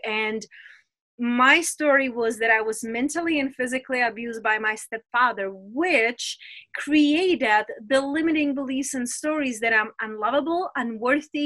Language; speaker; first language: English; non-native, fluent; Czech